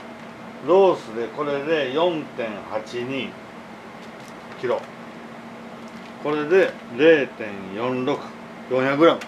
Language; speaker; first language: Japanese; native; Japanese